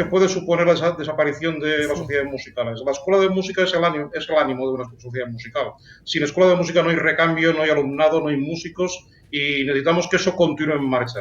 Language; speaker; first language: Spanish; native; Spanish